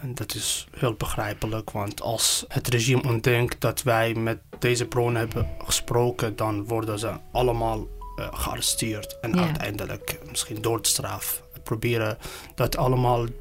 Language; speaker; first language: Dutch; non-native, fluent; Persian